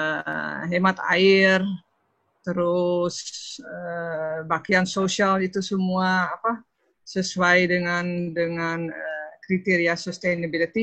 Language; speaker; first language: Indonesian; non-native, fluent; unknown